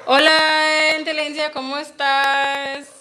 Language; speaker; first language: Spanish; non-native, learner; English